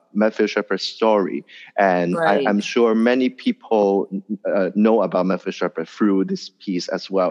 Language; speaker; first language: English; non-native, local second language; Cantonese